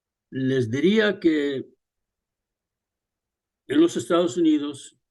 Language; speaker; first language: Spanish; early bilingual, other home language; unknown